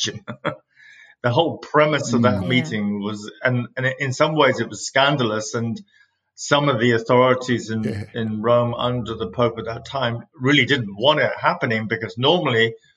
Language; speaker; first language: English; native; English